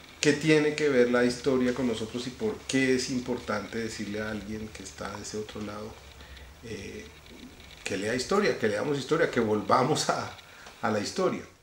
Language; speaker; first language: Spanish; native; Spanish